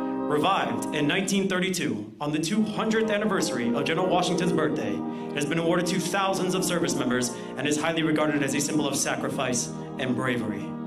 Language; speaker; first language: English; native; English